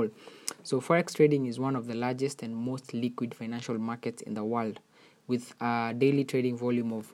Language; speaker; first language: English; non-native, local second language; Swahili